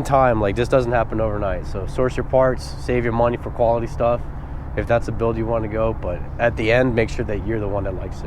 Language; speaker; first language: English; native; English